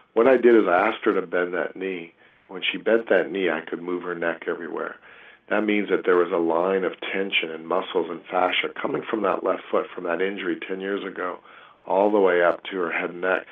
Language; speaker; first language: English; native; English